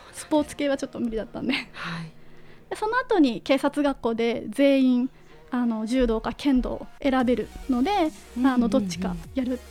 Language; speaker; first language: Japanese; native; Japanese